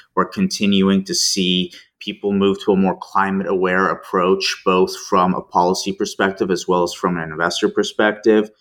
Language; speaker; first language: English; native; English